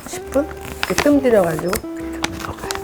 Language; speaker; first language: Korean; native; Korean